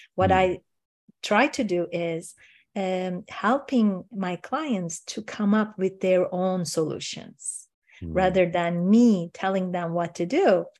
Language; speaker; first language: English; non-native, fluent; Turkish